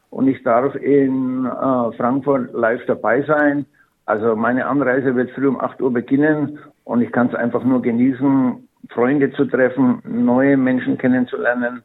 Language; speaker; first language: German; native; German